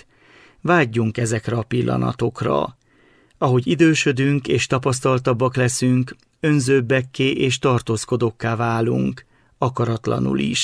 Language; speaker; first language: Hungarian; native; Hungarian